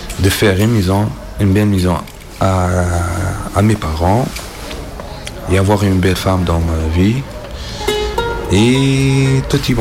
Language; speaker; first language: French; non-native, learner; Arabic